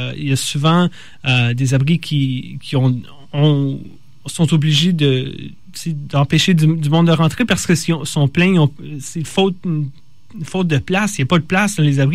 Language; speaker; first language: French; native; French